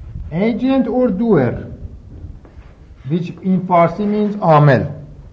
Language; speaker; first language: English; non-native, fluent; Persian